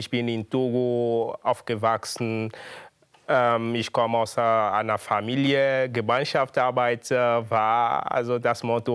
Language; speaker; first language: German; non-native, fluent; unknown